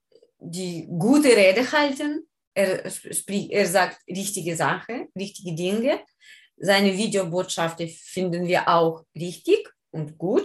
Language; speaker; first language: German; non-native, learner; Ukrainian